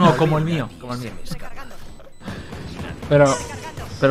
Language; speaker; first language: Spanish; native; Spanish